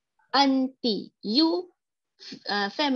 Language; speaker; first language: English; non-native, learner; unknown